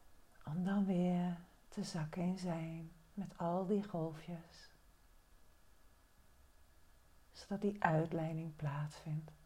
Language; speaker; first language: Dutch; native; Dutch